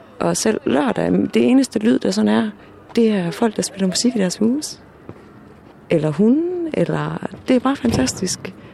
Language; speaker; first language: Danish; native; Danish